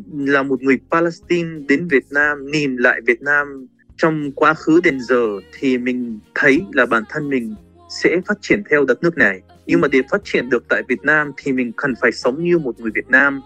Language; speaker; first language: Vietnamese; non-native, fluent; Arabic